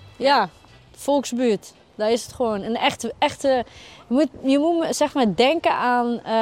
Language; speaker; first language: Dutch; early bilingual, other home language; Arabic